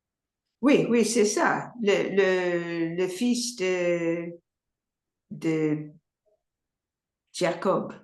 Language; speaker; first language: French; non-native, learner; English